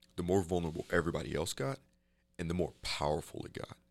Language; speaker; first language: English; native; English